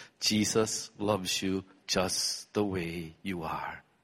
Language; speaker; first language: English; early bilingual, heritage; English